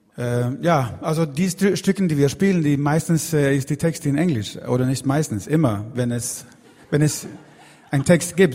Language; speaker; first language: German; non-native, fluent; Swedish